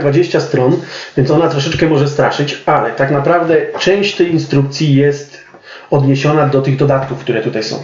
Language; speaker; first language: Polish; native; Polish